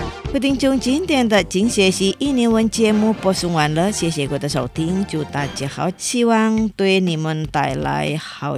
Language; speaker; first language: Chinese; non-native, learner; Indonesian